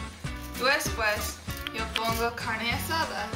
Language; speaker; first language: Spanish; non-native, learner; English